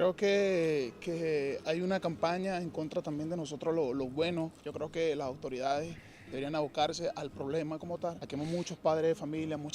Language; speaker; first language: Spanish; native; Spanish